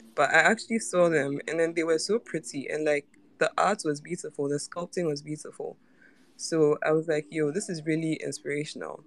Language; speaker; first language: English; non-native, local second language; Akan